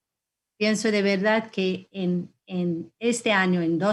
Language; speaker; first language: Spanish; non-native, fluent; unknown